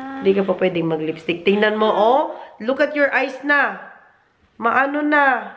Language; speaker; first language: Filipino; non-native, local second language; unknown